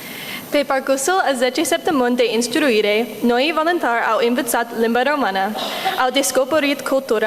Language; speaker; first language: Romanian; non-native, learner; English